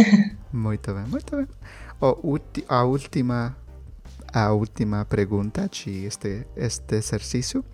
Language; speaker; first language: Portuguese; non-native, learner; Spanish